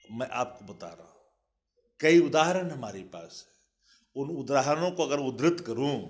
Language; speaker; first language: Hindi; native; Hindi